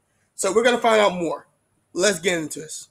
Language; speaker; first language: English; native; English